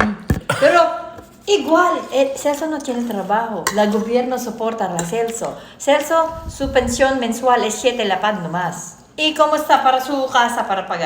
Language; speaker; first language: Spanish; non-native, learner; Filipino